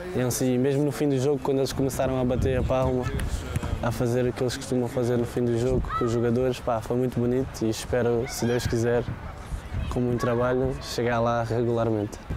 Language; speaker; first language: Portuguese; native; Portuguese